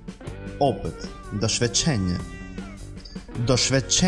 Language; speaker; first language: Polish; non-native, fluent; Russian